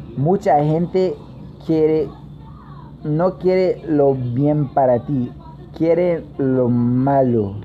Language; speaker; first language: Spanish; non-native, learner; English